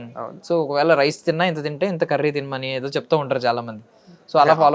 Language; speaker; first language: Telugu; native; Telugu